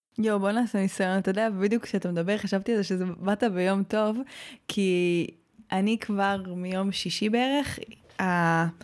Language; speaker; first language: Hebrew; native; Hebrew